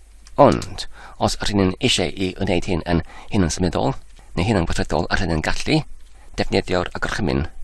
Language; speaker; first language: Welsh; non-native, learner; English